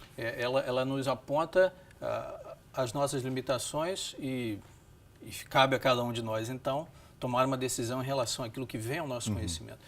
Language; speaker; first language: Portuguese; native; Portuguese